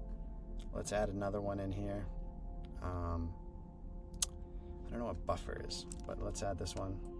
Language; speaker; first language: English; native; English